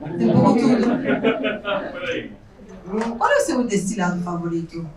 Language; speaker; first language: Portuguese; non-native, fluent; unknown